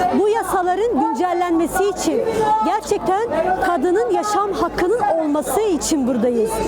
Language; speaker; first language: Turkish; non-native, local second language; Kurdish